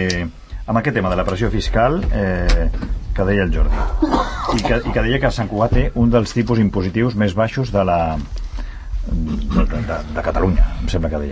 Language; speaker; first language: Catalan; native; Catalan